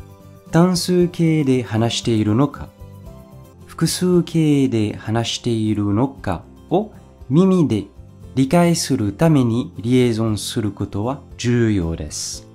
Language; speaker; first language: Japanese; non-native, fluent; French